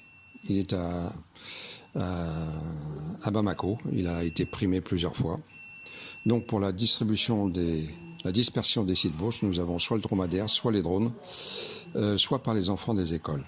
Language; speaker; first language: French; native; French